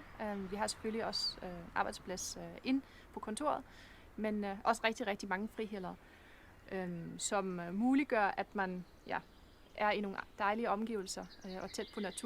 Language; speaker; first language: Danish; non-native, fluent; German